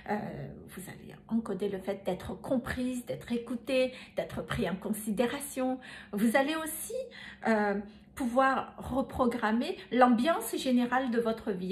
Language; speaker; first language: French; native; French